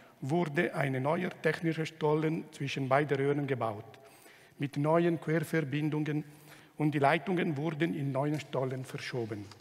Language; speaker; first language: German; non-native, local second language; Italian